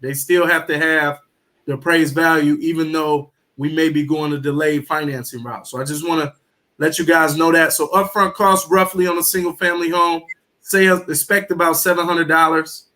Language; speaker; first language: English; native; English